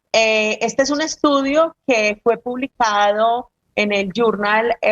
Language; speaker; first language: Spanish; native; Spanish